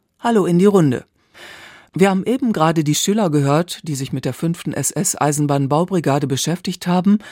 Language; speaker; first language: German; native; German